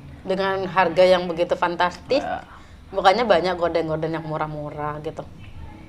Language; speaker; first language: Indonesian; native; Indonesian